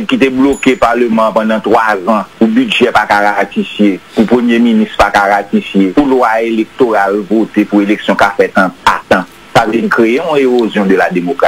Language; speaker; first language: French; non-native, local second language; Haitian Creole